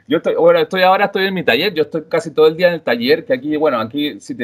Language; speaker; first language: Spanish; native; Spanish